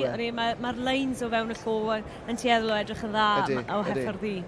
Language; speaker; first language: Welsh; native; Welsh